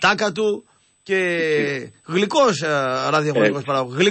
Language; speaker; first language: Greek; native; Greek